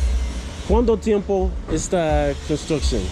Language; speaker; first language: Spanish; non-native, learner; English